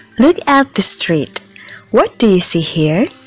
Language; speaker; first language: English; non-native, fluent; Indonesian